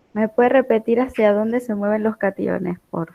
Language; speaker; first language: Spanish; native; Spanish